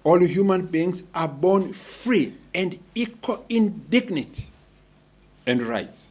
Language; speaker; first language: English; non-native, local second language; Swahili